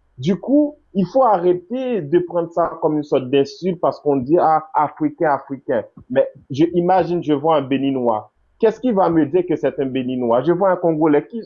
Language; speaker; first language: French; non-native, local second language; Haitian Creole